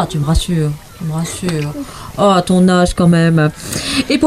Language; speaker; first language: French; native; French